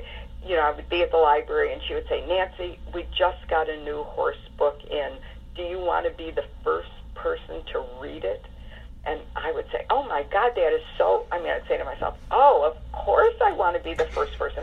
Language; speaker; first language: English; native; English